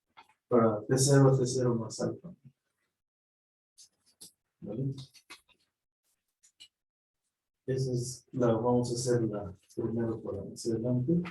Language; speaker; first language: Spanish; native; Spanish